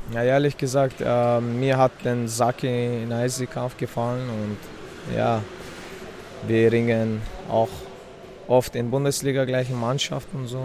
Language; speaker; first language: German; non-native, fluent; Chechen